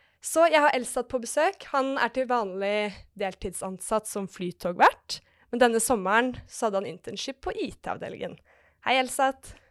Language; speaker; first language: Norwegian; native; Norwegian